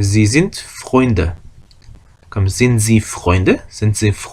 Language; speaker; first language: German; non-native, fluent; Korean